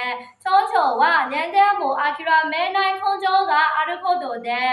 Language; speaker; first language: Japanese; non-native, learner; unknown